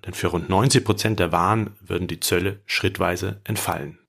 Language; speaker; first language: German; native; German